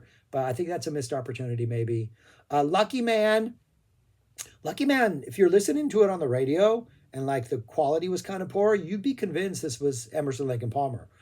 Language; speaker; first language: English; native; English